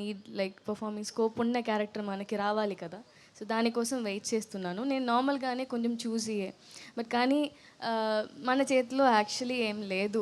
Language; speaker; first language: Telugu; non-native, learner; Tamil